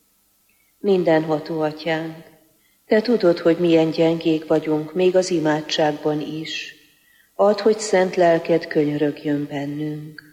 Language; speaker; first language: Hungarian; native; Hungarian